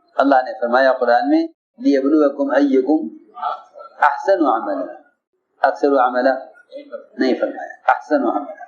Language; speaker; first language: Urdu; native; Urdu